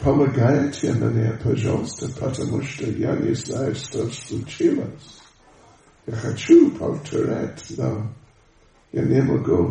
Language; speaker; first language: Russian; non-native, learner; English